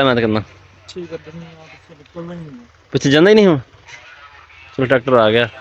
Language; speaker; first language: Hindi; non-native, local second language; Punjabi